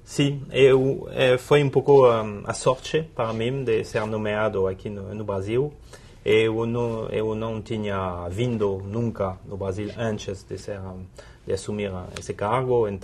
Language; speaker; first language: Portuguese; non-native, fluent; French